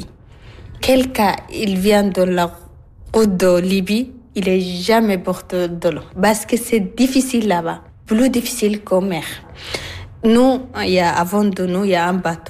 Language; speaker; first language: French; non-native, learner; Somali